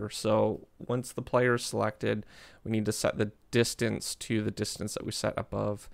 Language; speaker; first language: English; native; English